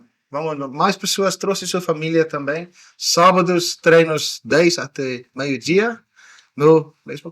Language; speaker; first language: Portuguese; non-native, learner; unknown